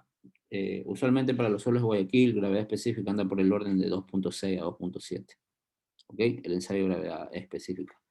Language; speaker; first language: Spanish; native; Spanish